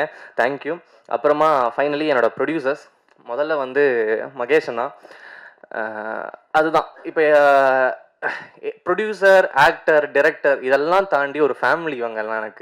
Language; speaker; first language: Tamil; native; Tamil